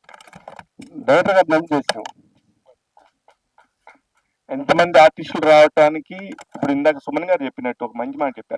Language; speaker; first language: Telugu; native; Telugu